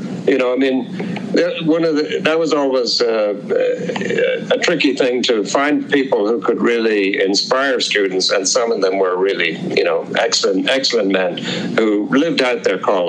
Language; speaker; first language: English; native; English